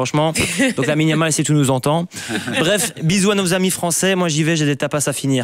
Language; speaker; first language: French; native; French